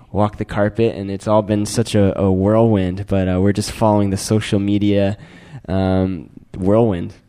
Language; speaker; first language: English; native; English